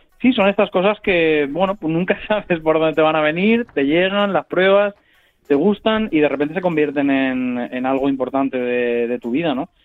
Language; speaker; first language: Spanish; native; Spanish